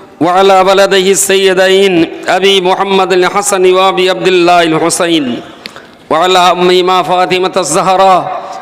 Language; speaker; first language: Arabic; non-native, fluent; Bangla